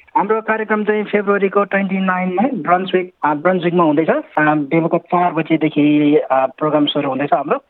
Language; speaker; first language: Nepali; non-native, local second language; Sherpa